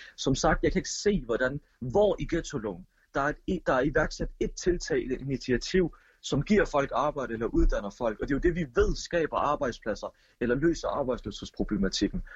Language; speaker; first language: Danish; early bilingual, other home language; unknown